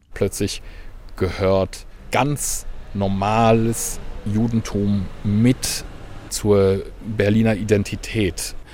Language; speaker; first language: German; non-native, fluent; Polish